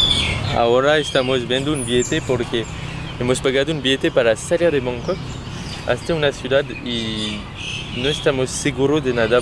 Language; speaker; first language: Spanish; non-native, fluent; French